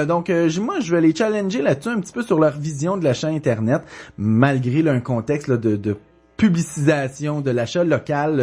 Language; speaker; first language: French; native; French